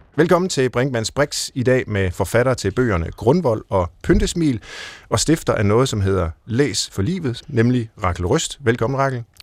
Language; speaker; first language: Danish; native; Danish